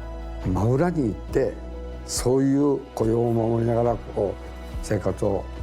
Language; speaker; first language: Japanese; native; Japanese